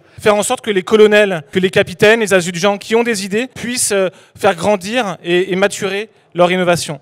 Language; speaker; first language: French; native; French